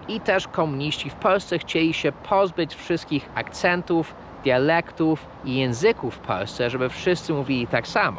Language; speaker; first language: Polish; non-native, fluent; English